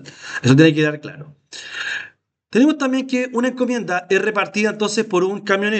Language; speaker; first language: Spanish; native; Spanish